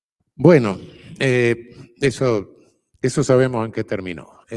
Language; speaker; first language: Spanish; native; Spanish